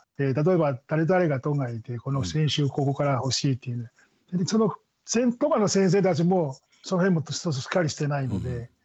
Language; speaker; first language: Japanese; non-native, fluent; Tongan